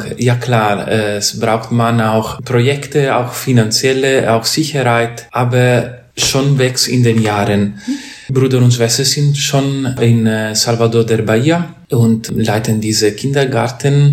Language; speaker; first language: German; non-native, fluent; Italian